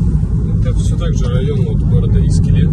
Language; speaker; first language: Russian; non-native, fluent; Turkish